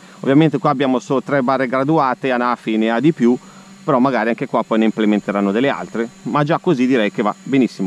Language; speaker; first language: Italian; native; Italian